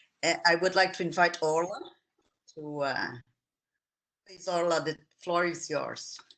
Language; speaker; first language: English; non-native, fluent; Portuguese